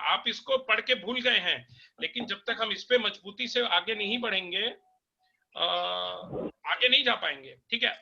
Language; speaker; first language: Hindi; native; Hindi